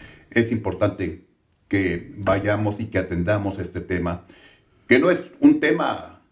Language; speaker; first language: Spanish; native; Spanish